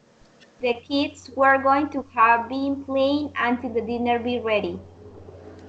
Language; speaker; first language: English; non-native, learner; Spanish